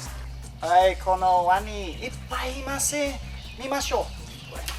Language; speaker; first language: Japanese; non-native, learner; English